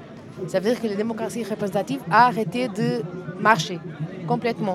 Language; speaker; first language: French; non-native, fluent; Portuguese